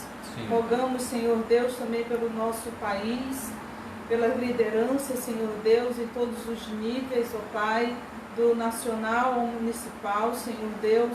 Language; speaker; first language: Portuguese; native; Portuguese